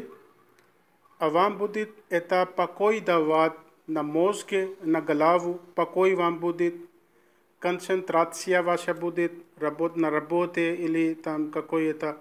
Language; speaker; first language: Russian; non-native, learner; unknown